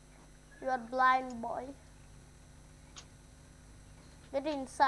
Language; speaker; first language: English; non-native, learner; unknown